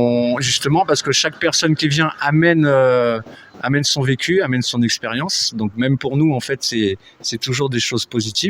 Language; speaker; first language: French; native; French